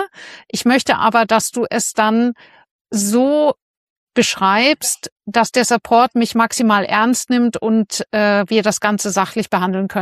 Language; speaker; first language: German; native; German